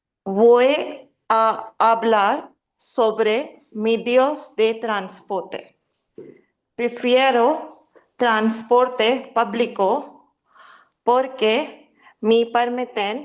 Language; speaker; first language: Spanish; non-native, learner; Urdu